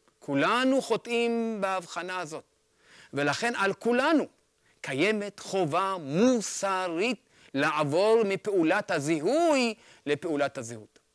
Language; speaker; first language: Hebrew; early bilingual, other home language; Amharic